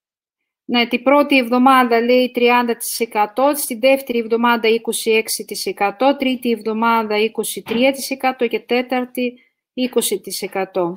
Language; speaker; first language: Greek; non-native, fluent; Russian